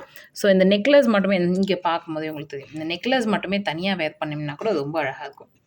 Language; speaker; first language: Tamil; native; Tamil